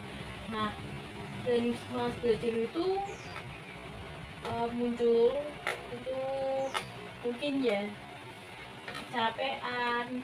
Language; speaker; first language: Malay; non-native, local second language; Javanese